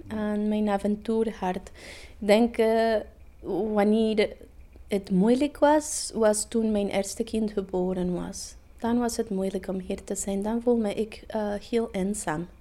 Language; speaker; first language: Dutch; non-native, learner; Spanish